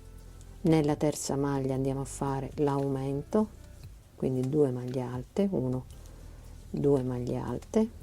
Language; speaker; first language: Italian; native; Italian